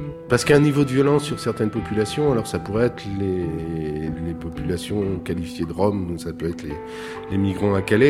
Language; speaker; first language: French; native; French